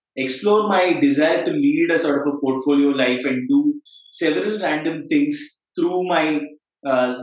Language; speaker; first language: English; non-native, local second language; Kannada